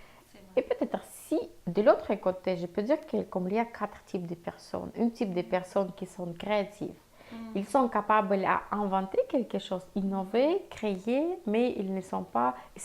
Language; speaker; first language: French; non-native, fluent; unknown